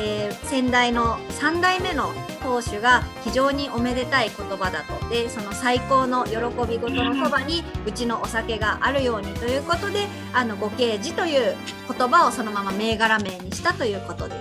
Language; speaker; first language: Japanese; native; Japanese